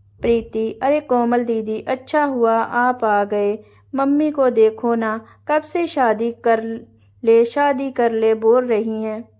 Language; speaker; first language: Hindi; non-native, local second language; Punjabi